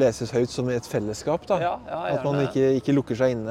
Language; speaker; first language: Norwegian; native; Norwegian